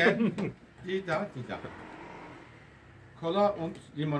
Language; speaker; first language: German; non-native, learner; Turkish